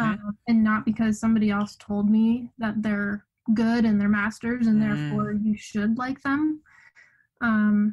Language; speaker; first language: English; native; English